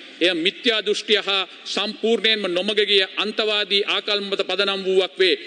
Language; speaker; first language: Sinhala; non-native, local second language; Tamil